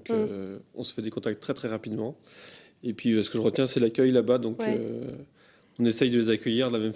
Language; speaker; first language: French; native; French